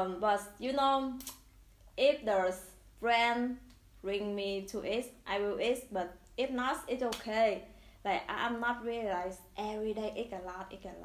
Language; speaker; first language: English; non-native, learner; Vietnamese